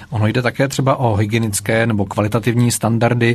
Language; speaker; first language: Czech; native; Czech